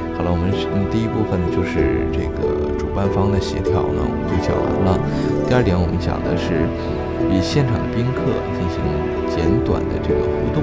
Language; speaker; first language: Chinese; native; Chinese